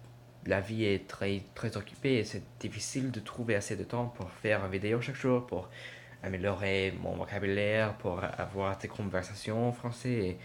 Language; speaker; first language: French; non-native, learner; English